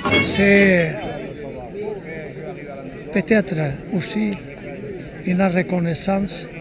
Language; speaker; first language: French; non-native, fluent; Spanish